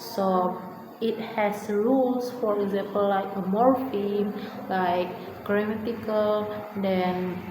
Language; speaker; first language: English; non-native, learner; Indonesian